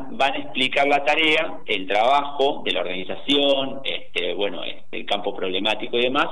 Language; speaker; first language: Spanish; native; Spanish